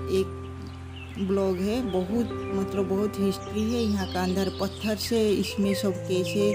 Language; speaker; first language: Hindi; non-native, local second language; Odia